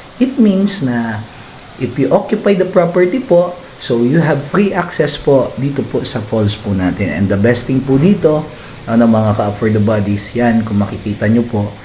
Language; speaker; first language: Filipino; native; Filipino